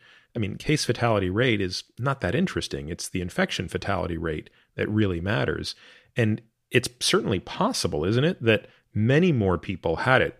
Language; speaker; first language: English; native; English